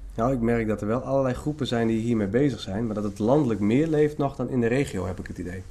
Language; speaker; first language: Dutch; native; Dutch